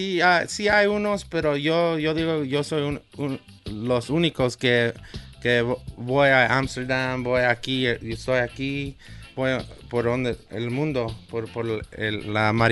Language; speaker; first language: Spanish; early bilingual, heritage; Spanish